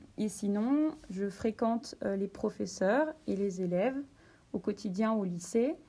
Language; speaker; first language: French; native; French